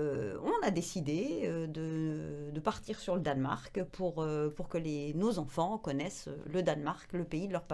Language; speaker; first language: French; native; French